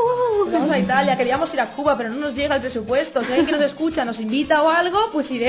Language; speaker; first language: Spanish; native; Spanish